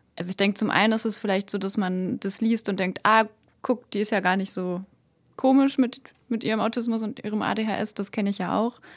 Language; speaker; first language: German; native; German